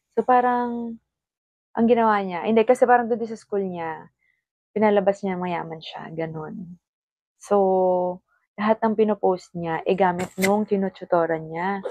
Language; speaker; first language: Filipino; native; Filipino